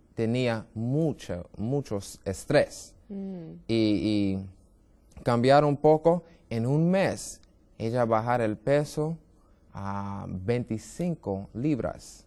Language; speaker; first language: Spanish; non-native, learner; English